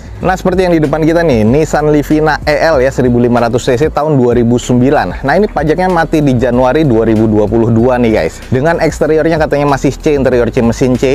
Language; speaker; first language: Indonesian; native; Indonesian